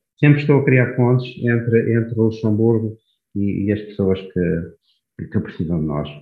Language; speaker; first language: Portuguese; native; Portuguese